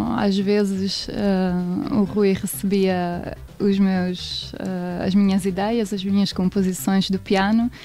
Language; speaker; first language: Portuguese; non-native, fluent; Italian